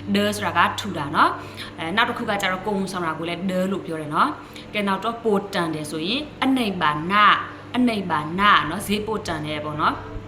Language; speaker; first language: Burmese; non-native, local second language; S'gaw Karen